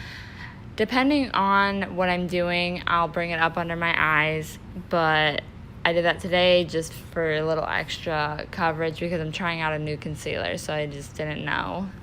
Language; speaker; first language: English; native; English